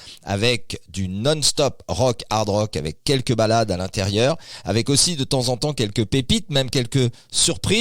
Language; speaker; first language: French; native; French